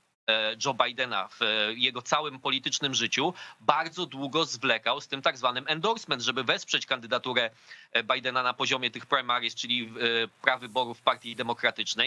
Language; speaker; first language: Polish; native; Polish